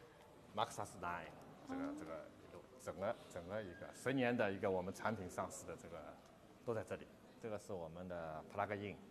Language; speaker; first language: Chinese; native; Chinese